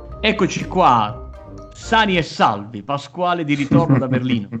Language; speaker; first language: Italian; native; Italian